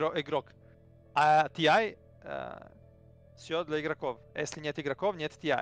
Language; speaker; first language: Russian; non-native, learner; Serbian